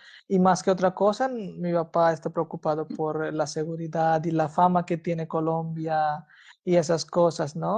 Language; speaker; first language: Spanish; non-native, fluent; Hindi